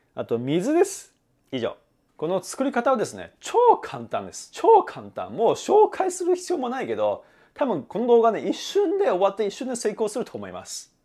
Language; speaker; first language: Japanese; non-native, fluent; Chinese